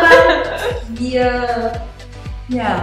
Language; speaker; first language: German; non-native, learner; Portuguese